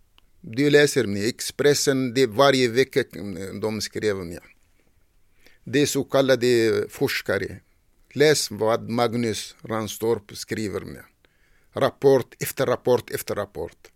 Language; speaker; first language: Swedish; non-native, fluent; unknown